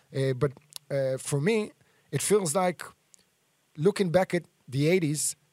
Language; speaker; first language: English; non-native, fluent; Hebrew